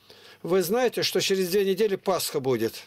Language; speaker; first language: Russian; native; Russian